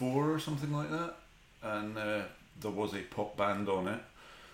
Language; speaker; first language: English; native; English